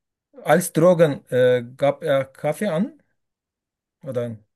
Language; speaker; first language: German; non-native, learner; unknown